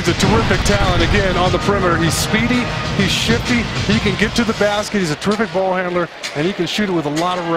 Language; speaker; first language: English; native; English